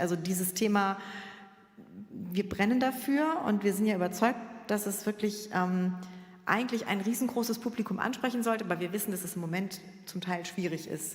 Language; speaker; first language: German; native; German